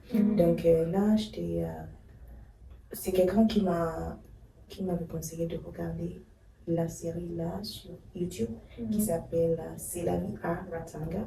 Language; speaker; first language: French; non-native, fluent; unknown